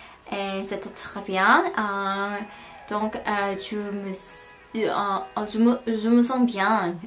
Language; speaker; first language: French; non-native, learner; Korean